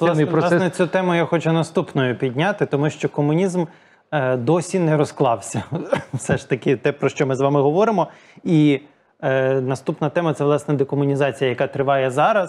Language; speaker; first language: Ukrainian; native; Ukrainian